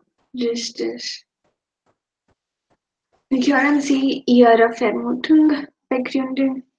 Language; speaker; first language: German; non-native, fluent; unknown